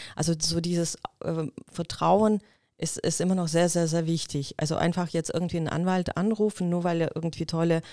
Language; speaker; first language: German; non-native, fluent; Russian